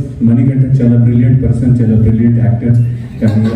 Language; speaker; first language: Telugu; non-native, fluent; Hindi